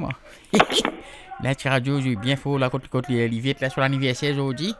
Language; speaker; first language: French; non-native, local second language; Morisyen